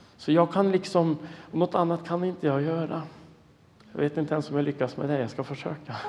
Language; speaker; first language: Swedish; non-native, fluent; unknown